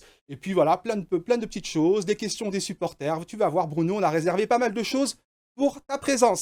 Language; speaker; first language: French; native; French